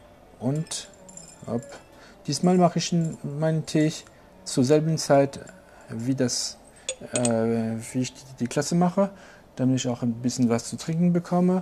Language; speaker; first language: German; non-native, local second language; French